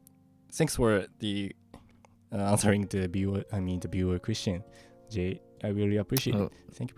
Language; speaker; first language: English; non-native, fluent; Japanese